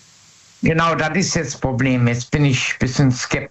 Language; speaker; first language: German; native; German